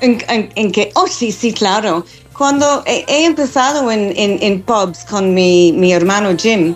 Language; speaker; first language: Spanish; non-native, learner; English